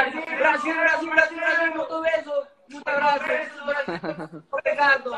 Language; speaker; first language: Portuguese; non-native, learner; Spanish